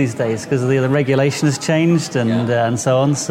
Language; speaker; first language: English; native; English